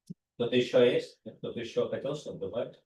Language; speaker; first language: Russian; native; Russian